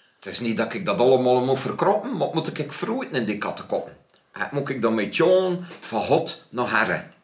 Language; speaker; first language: Dutch; native; Dutch